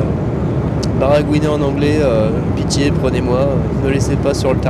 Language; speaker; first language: French; native; French